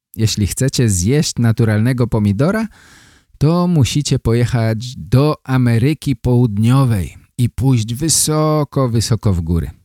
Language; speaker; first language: Polish; native; Polish